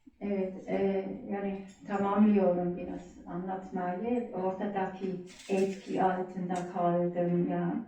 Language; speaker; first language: Turkish; non-native, learner; German